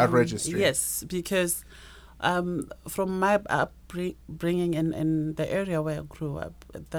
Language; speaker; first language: English; non-native, local second language; Northern Sotho